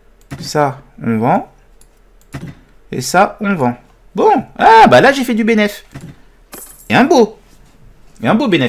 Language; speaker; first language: French; native; French